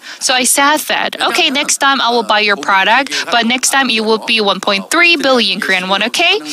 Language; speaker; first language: English; non-native, fluent; Korean